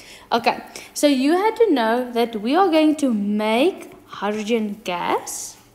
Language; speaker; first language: English; non-native, local second language; Afrikaans